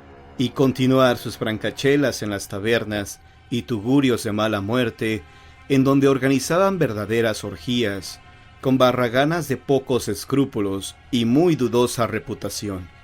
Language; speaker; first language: Spanish; native; Spanish